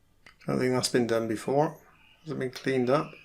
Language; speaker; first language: English; native; English